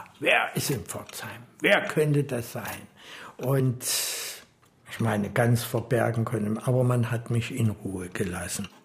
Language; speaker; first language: German; native; German